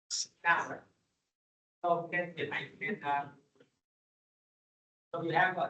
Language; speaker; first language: English; non-native, learner; Vietnamese